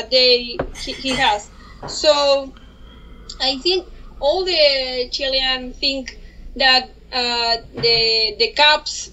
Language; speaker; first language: English; non-native, learner; Spanish